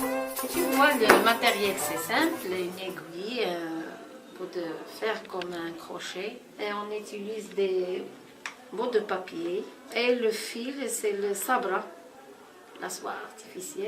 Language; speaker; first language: French; non-native, local second language; Arabic